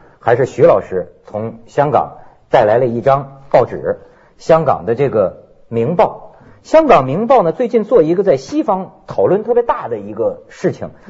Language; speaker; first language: Chinese; native; Chinese